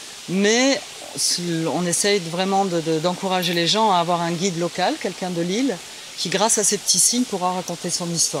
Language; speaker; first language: French; native; French